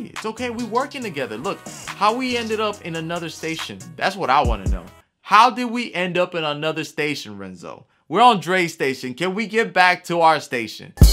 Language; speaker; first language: English; early bilingual, other home language; Spanish